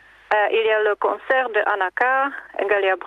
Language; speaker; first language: French; non-native, fluent; Czech